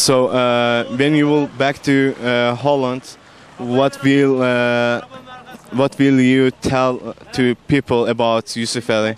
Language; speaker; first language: English; non-native, learner; Turkish